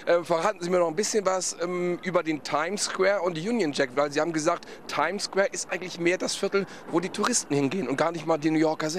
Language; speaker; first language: German; native; German